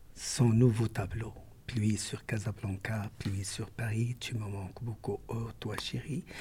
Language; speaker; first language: French; non-native, local second language; Arabic